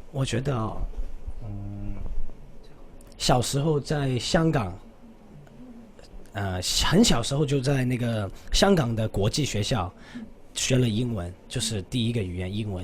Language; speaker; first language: Chinese; non-native, local second language; Cantonese